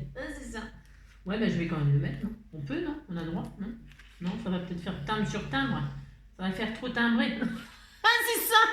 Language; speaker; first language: French; native; French